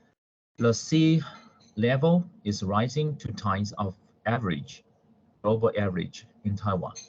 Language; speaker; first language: English; non-native, fluent; Chinese